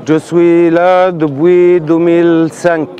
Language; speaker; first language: French; non-native, learner; Arabic